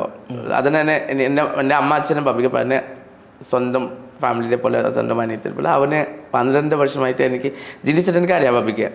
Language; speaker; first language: Malayalam; non-native, local second language; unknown